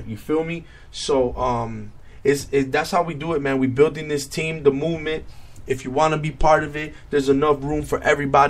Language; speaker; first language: English; native; English